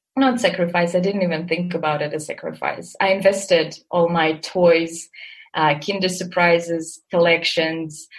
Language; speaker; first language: English; non-native, fluent; Russian